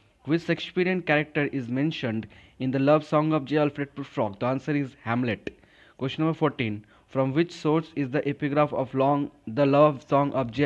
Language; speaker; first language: English; non-native, local second language; Bangla